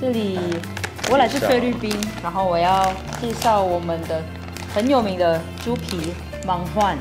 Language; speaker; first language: Chinese; non-native, fluent; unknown